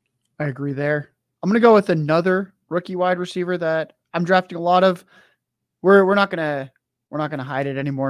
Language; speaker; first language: English; native; English